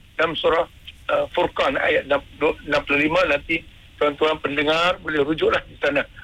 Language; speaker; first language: Malay; native; Malay